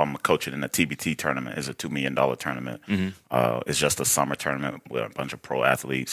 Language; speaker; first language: English; native; English